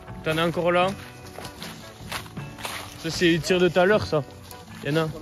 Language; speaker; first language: French; native; French